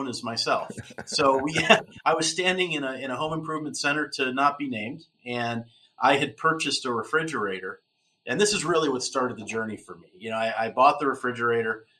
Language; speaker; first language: English; native; English